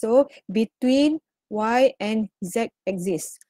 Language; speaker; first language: English; non-native, local second language; Malay